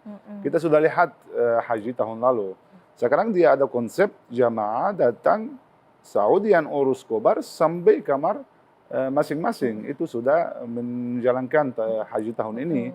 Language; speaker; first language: Indonesian; non-native, learner; Arabic